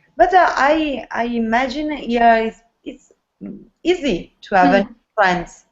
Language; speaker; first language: English; non-native, learner; Italian